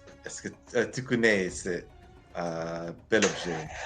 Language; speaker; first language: French; non-native, learner; English